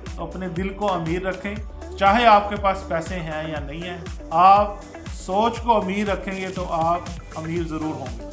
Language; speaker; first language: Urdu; non-native, local second language; Punjabi